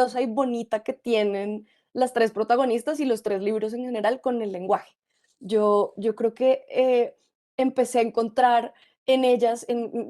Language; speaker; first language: Spanish; native; Spanish